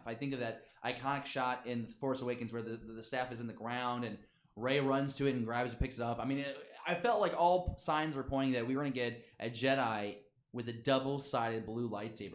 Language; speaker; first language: English; native; English